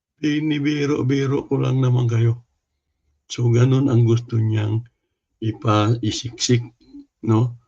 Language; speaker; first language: Filipino; non-native, local second language; Cebuano